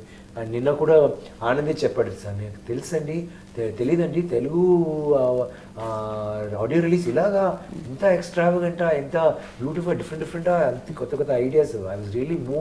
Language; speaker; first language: Telugu; non-native, local second language; Tamil